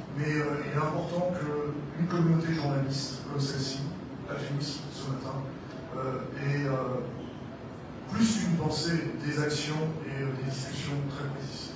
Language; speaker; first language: French; native; French